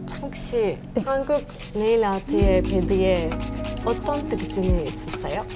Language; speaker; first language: Korean; non-native, learner; Russian